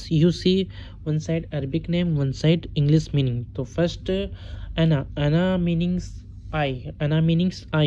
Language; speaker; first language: English; non-native, learner; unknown